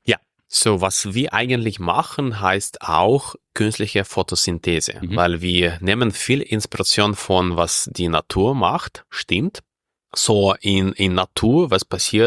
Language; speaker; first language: German; non-native, fluent; Russian